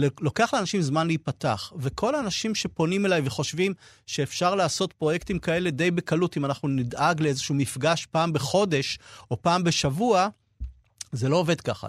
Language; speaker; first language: Hebrew; native; Hebrew